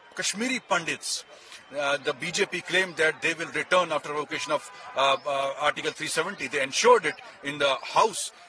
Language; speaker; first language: English; non-native, local second language; Kashmiri